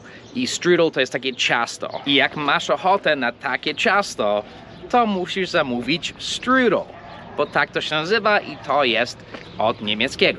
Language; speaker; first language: Polish; early bilingual, heritage; English